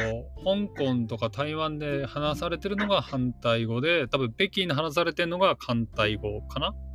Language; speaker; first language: Japanese; native; Japanese